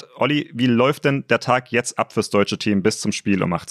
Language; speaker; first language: German; native; German